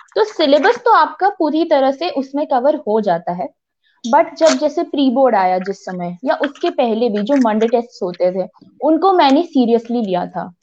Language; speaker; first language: Hindi; native; Hindi